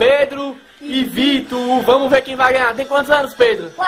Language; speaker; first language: Portuguese; native; Portuguese